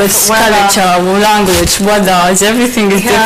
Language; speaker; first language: English; non-native, learner; Arabic